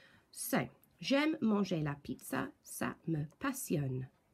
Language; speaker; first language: French; non-native, fluent; English